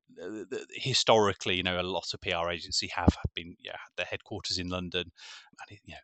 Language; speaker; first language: English; native; English